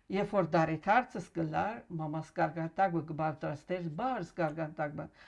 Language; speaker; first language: Armenian; non-native, local second language; Arabic